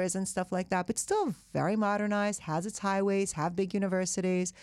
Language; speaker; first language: English; early bilingual, other home language; Persian